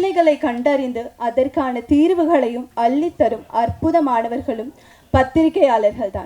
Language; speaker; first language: Tamil; native; Tamil